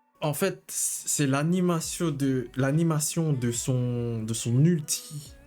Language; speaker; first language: French; native; French